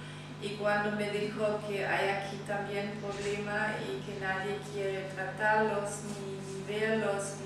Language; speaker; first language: Spanish; non-native, fluent; German